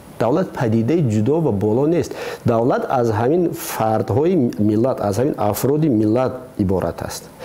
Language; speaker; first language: Persian; native; Persian